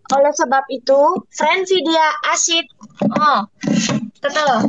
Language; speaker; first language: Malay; non-native, learner; Vietnamese